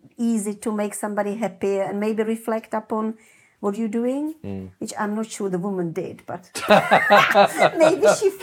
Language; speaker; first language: English; non-native, fluent; Czech